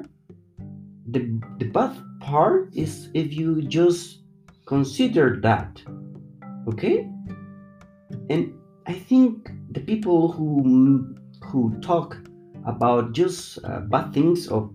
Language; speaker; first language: English; non-native, learner; Spanish